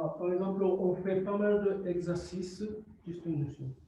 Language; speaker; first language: French; non-native, fluent; Japanese